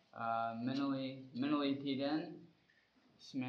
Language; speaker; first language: Czech; non-native, learner; English